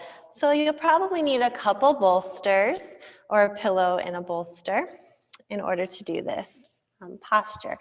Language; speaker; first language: English; native; English